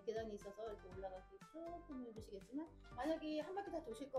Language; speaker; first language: Korean; native; Korean